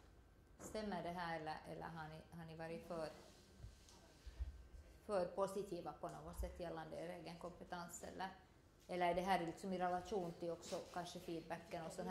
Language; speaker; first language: Swedish; native; Swedish